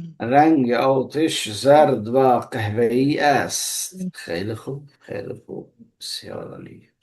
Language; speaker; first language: Persian; non-native, fluent; Urdu